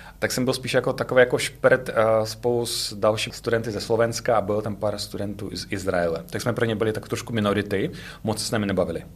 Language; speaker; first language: Czech; non-native, fluent; Russian